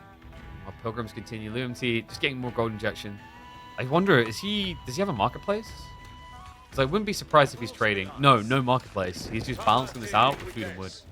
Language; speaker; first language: English; native; English